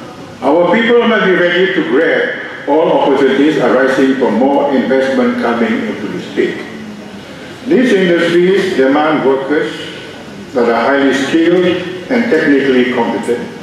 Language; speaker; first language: English; non-native, local second language; Malay